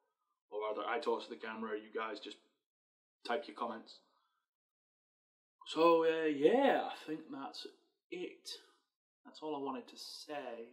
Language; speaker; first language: English; native; English